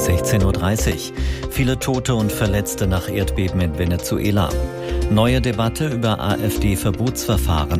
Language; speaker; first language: German; native; German